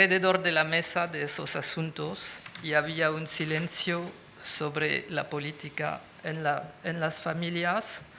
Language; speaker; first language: Spanish; non-native, fluent; French